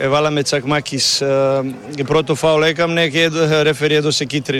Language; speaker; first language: Greek; non-native, learner; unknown